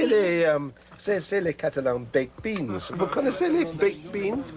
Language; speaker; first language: French; non-native, learner; English